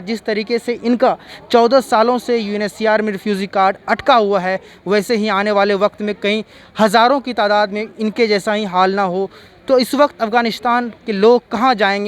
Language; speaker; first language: Hindi; native; Hindi